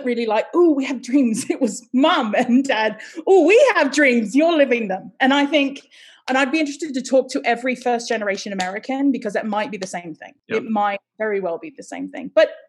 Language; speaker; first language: English; native; English